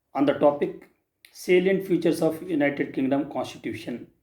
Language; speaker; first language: English; non-native, local second language; Kannada